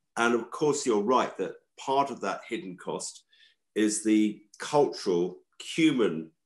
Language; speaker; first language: English; native; English